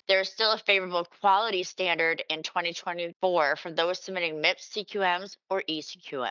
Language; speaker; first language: English; native; English